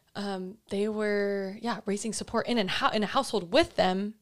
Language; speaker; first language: English; native; English